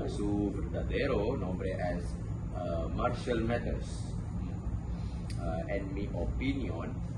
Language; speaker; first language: Spanish; non-native, learner; Malay